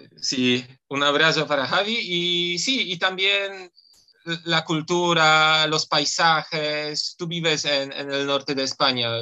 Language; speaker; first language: Spanish; non-native, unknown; Polish